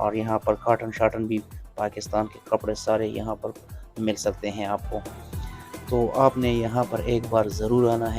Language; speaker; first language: Hindi; non-native, local second language; Punjabi